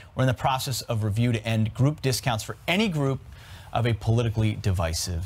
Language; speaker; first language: English; native; English